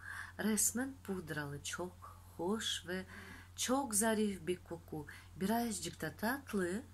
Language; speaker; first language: Turkish; non-native, fluent; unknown